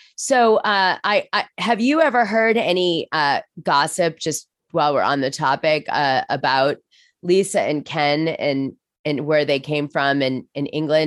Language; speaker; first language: English; native; English